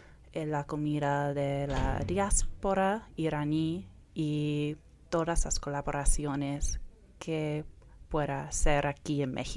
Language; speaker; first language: Spanish; non-native, fluent; English